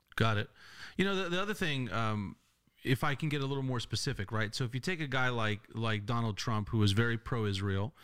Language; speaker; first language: English; native; English